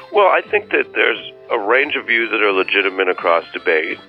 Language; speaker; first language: English; native; English